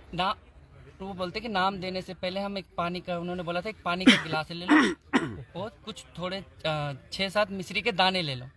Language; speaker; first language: Hindi; non-native, local second language; Nepali